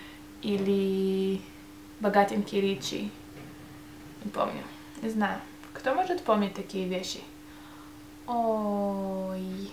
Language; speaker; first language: Russian; early bilingual, heritage; Russian